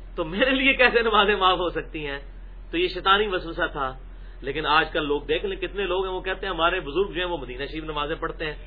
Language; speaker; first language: Urdu; non-native, local second language; Punjabi